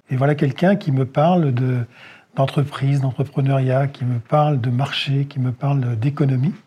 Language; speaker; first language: French; native; French